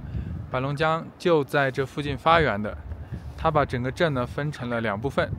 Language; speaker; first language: Chinese; native; Chinese